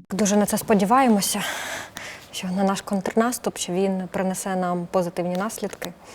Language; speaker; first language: Ukrainian; native; Ukrainian